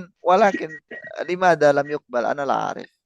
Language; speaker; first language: Arabic; non-native, fluent; Indonesian